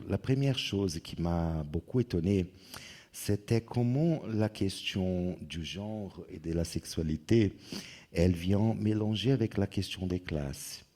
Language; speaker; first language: French; non-native, fluent; Portuguese